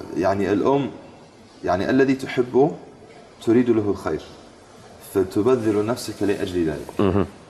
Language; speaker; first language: Arabic; non-native, fluent; English